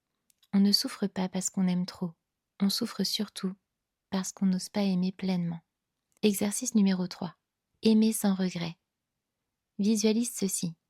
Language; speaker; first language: French; native; French